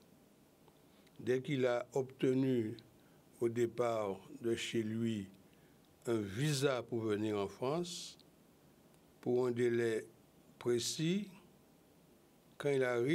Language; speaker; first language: French; native; French